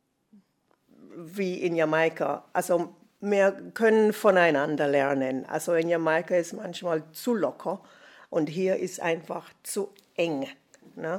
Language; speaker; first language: German; non-native, fluent; English